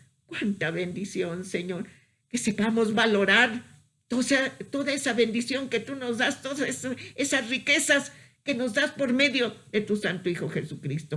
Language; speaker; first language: Spanish; native; Spanish